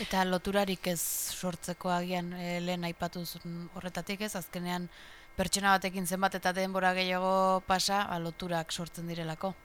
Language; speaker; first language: Basque; native; Basque